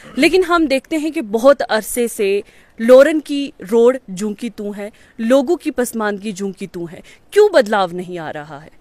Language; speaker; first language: Hindi; non-native, local second language; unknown